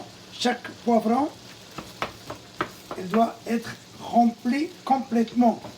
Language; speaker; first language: French; non-native, local second language; Arabic